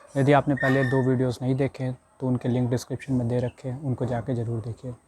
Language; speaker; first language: Hindi; native; Hindi